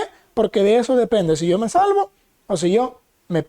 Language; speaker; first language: Spanish; native; Spanish